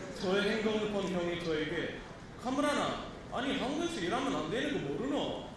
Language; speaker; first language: Korean; non-native, fluent; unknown